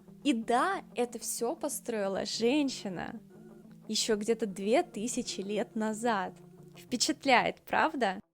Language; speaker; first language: Russian; native; Russian